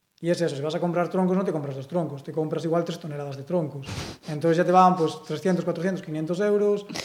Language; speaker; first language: Spanish; non-native, local second language; Galician